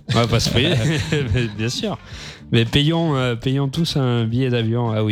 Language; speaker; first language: French; native; French